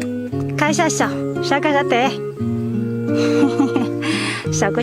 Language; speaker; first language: Chinese; non-native, fluent; Hmong